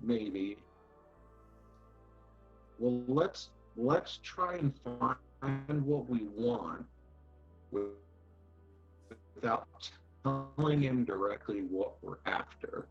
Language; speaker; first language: English; native; English